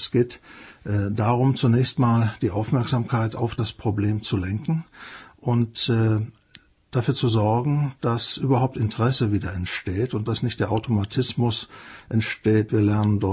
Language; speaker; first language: German; native; German